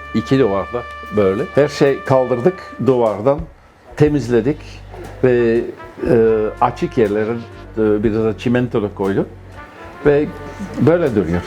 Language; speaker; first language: Turkish; non-native, fluent; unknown